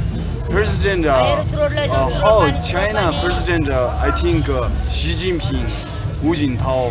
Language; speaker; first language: English; non-native, learner; Tibetan